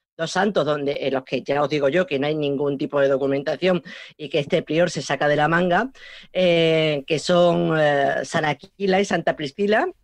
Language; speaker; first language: Spanish; native; Spanish